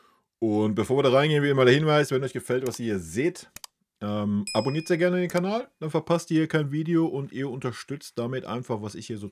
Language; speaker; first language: German; native; German